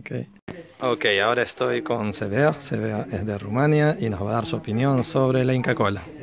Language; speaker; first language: Spanish; native; Spanish